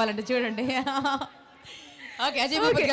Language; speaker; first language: Telugu; native; Telugu